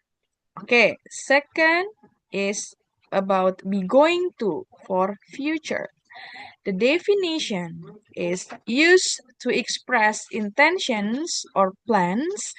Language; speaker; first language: English; non-native, learner; Indonesian